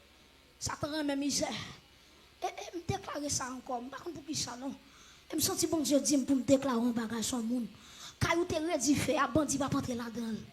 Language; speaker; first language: French; non-native, local second language; Haitian Creole